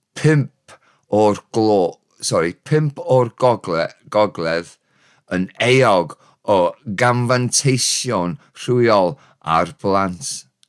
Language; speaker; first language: Welsh; non-native, learner; English